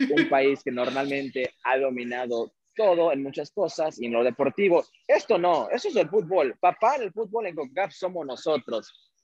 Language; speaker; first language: Spanish; early bilingual, heritage; Spanish